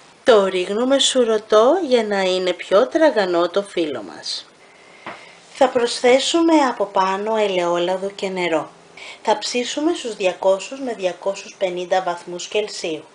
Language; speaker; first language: Greek; native; Greek